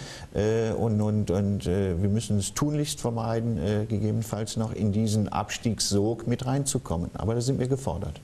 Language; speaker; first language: German; native; German